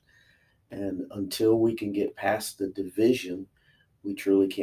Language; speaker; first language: English; native; English